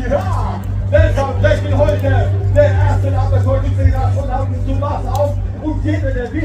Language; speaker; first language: German; non-native, learner; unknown